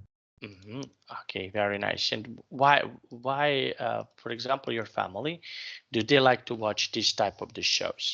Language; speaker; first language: English; non-native, fluent; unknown